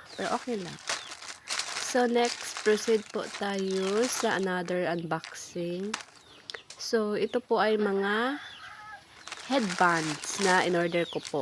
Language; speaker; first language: Filipino; native; Filipino